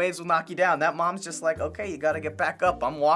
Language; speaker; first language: English; native; English